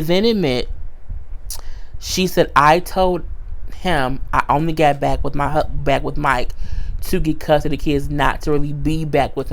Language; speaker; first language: English; native; English